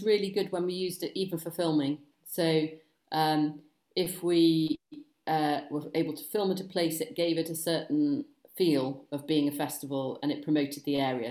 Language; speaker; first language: English; native; English